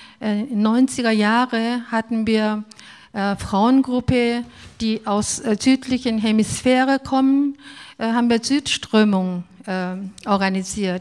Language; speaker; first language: German; non-native, fluent; Korean